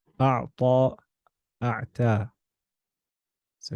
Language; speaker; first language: Arabic; non-native, fluent; English